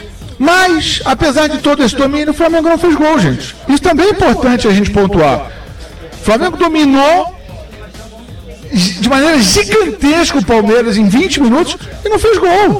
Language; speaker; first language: Portuguese; native; Portuguese